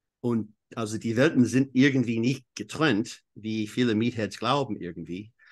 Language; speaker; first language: German; non-native, fluent; English